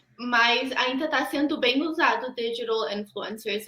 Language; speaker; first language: Portuguese; early bilingual, heritage; Portuguese